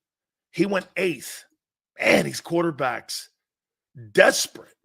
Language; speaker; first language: English; native; English